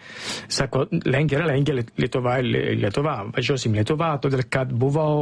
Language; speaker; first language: Lithuanian; non-native, learner; Italian